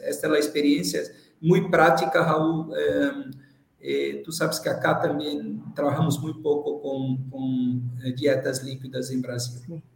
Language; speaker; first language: Spanish; non-native, learner; Portuguese